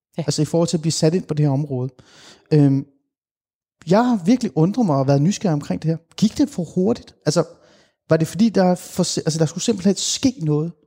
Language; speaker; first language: Danish; early bilingual, other home language; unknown